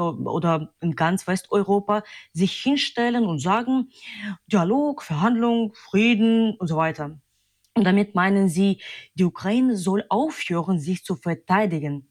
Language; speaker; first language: German; non-native, fluent; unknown